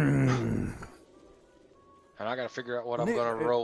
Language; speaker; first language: English; native; English